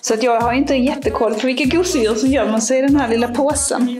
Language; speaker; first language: Swedish; native; Swedish